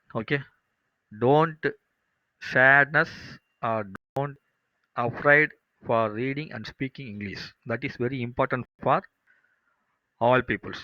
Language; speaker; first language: English; non-native, local second language; Tamil